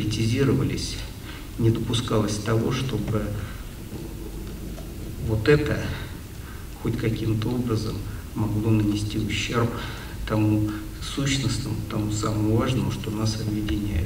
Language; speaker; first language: Russian; native; Russian